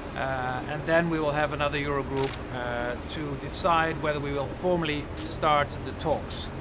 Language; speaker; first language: English; non-native, fluent; Dutch